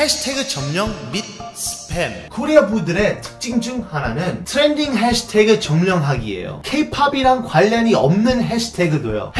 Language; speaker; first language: Korean; non-native, fluent; English